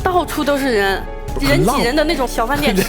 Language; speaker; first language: Chinese; native; Chinese